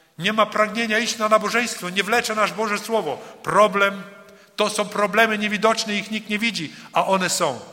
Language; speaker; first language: Polish; early bilingual, heritage; Polish